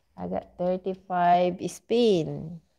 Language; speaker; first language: English; non-native, learner; Filipino